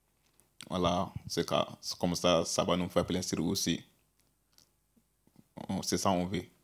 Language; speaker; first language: French; non-native, learner; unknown